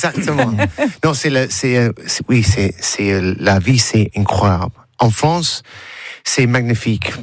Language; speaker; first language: French; non-native, learner; English